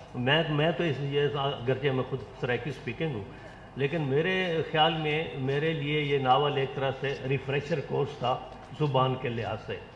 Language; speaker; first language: Urdu; non-native, local second language; Saraiki